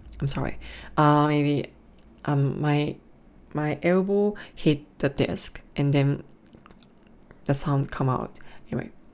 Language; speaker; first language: English; non-native, learner; Japanese